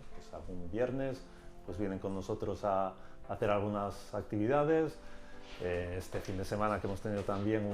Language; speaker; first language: Spanish; native; Spanish